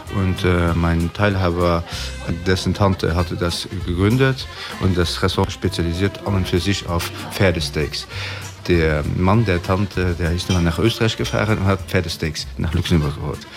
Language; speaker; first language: German; non-native, local second language; Luxembourgish